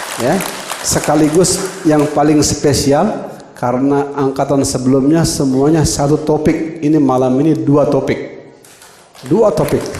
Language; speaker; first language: Indonesian; non-native, local second language; Balinese